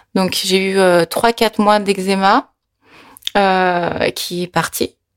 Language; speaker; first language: French; early bilingual, other home language; Korean